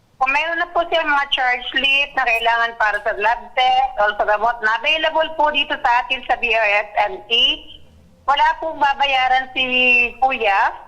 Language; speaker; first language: Filipino; non-native, local second language; Bikol